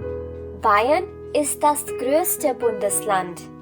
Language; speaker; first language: German; non-native, fluent; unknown